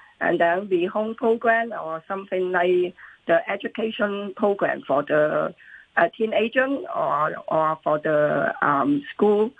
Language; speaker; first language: English; non-native, local second language; Cantonese